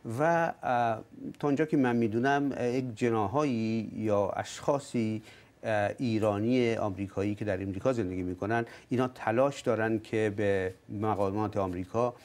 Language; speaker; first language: Persian; native; Persian